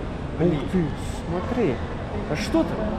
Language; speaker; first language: Russian; native; Russian